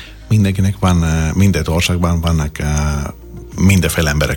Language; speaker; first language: Hungarian; non-native, fluent; Greek